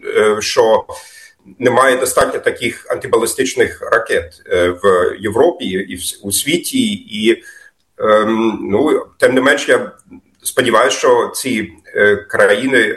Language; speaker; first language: Ukrainian; non-native, fluent; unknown